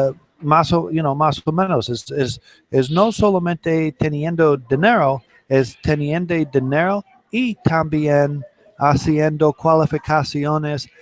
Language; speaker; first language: Spanish; non-native, learner; English